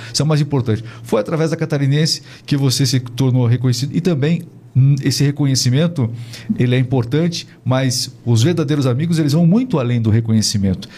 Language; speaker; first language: Portuguese; native; Portuguese